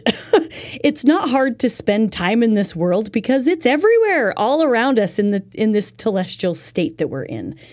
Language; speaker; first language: English; native; English